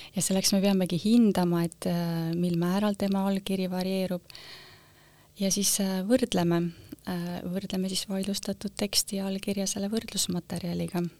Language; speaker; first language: Estonian; native; Estonian